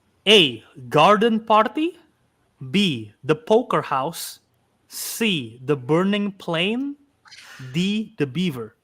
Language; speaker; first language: English; native; English